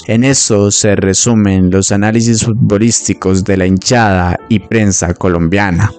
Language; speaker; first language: Spanish; native; Spanish